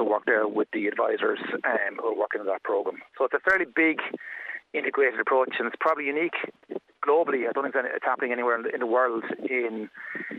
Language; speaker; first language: English; native; English